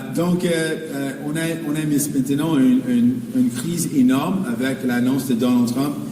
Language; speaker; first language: French; non-native, fluent; English